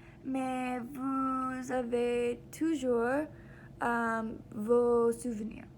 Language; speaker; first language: French; non-native, learner; English